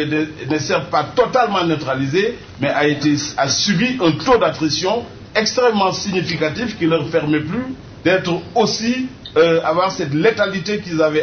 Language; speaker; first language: French; native; French